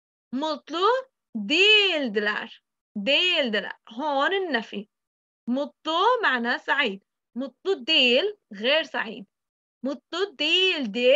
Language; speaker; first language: Arabic; native; Arabic